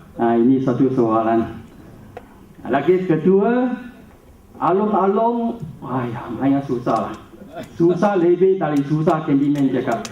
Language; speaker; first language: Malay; non-native, local second language; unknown